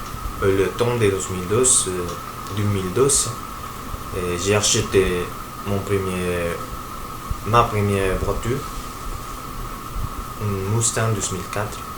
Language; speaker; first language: French; non-native, learner; Spanish